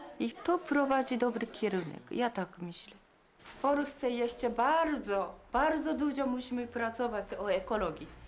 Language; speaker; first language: Polish; non-native, learner; Japanese